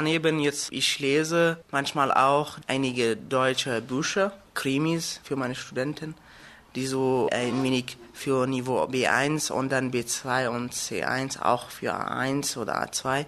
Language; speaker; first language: German; non-native, fluent; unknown